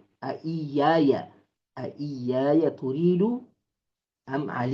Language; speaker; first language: Arabic; non-native, fluent; Indonesian